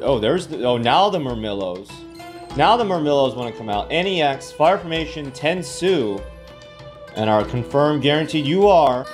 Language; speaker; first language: English; native; English